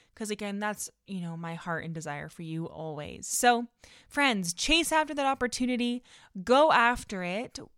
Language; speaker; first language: English; native; English